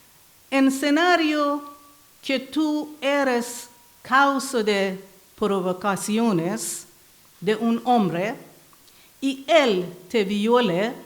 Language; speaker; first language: Spanish; non-native, learner; Persian